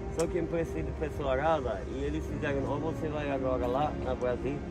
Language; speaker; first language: Portuguese; non-native, fluent; Turkish